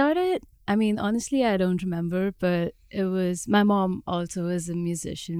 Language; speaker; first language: English; non-native, local second language; Hindi